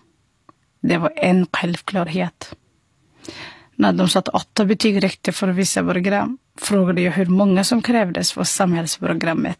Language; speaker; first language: Swedish; non-native, fluent; Somali